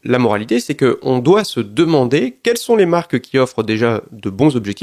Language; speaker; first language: French; native; French